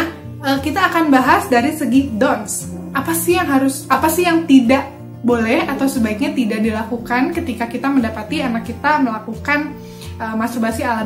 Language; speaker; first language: Indonesian; native; Indonesian